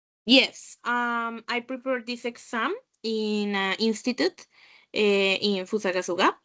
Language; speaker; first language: English; non-native, learner; Spanish